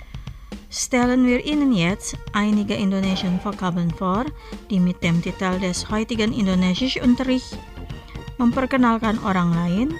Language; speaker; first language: German; non-native, fluent; Indonesian